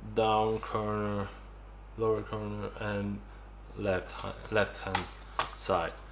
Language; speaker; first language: English; non-native, fluent; Polish